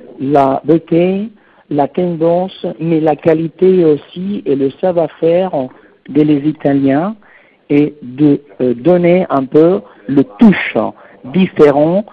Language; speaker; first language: French; non-native, fluent; Italian